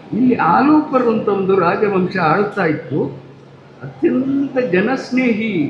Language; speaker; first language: Kannada; non-native, local second language; Tulu